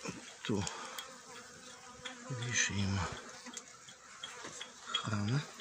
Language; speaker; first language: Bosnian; non-native, learner; Russian